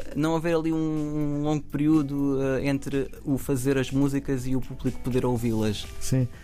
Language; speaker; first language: Portuguese; native; Portuguese